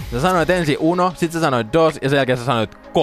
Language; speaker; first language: Finnish; native; Finnish